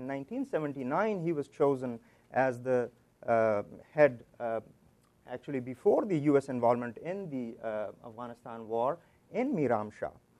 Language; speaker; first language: English; non-native, local second language; Pashto